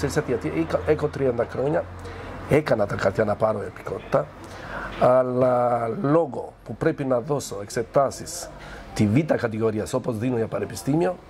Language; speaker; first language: Greek; non-native, fluent; Albanian